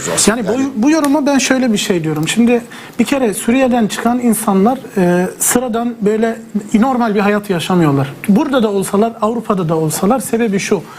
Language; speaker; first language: Turkish; non-native, fluent; Arabic